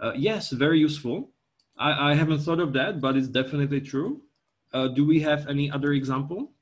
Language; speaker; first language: English; non-native, fluent; Czech